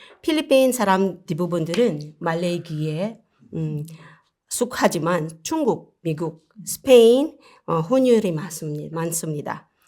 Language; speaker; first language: Korean; non-native, learner; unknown